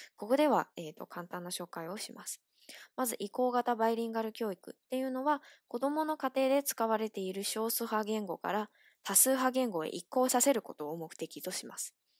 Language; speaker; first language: Japanese; non-native, fluent; Chinese